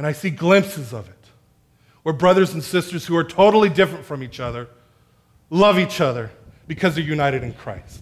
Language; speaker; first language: English; native; English